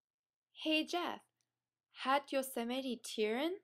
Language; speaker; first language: German; non-native, learner; English